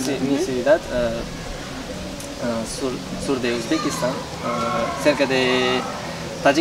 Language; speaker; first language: Spanish; non-native, learner; Uzbek